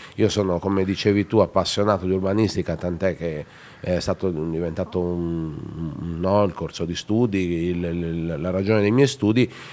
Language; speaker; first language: Italian; native; Italian